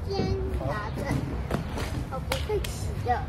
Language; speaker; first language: Chinese; early bilingual, heritage; Chinese